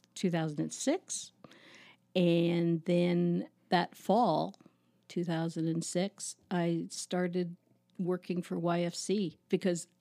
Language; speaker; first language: English; native; English